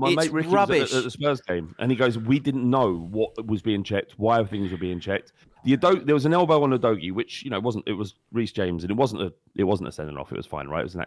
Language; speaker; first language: English; native; English